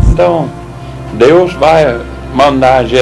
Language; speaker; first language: Portuguese; non-native, fluent; English